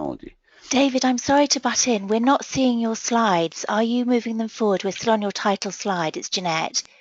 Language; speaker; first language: English; native; English